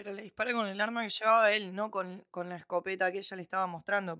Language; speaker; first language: Spanish; native; Spanish